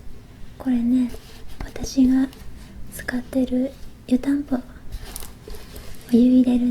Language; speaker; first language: Japanese; native; Japanese